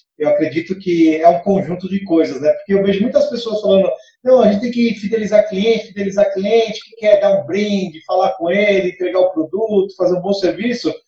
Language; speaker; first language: Portuguese; native; Portuguese